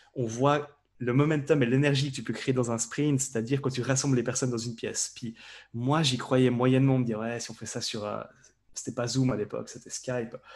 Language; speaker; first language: French; native; French